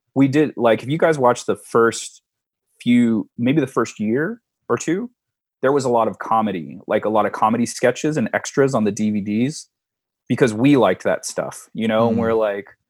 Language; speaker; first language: English; native; English